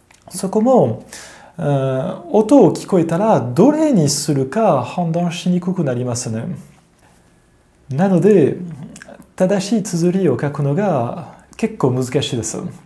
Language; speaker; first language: Japanese; non-native, fluent; French